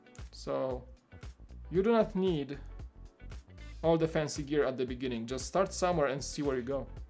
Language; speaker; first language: English; non-native, fluent; Polish